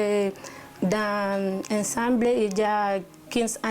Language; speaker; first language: French; non-native, learner; Spanish